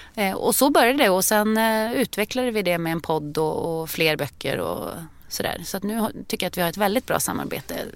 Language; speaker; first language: Swedish; native; Swedish